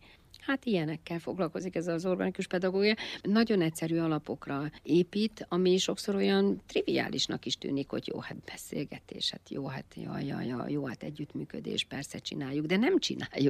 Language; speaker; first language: Hungarian; native; Hungarian